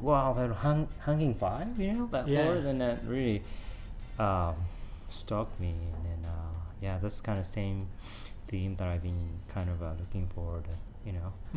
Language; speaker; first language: English; non-native, learner; Japanese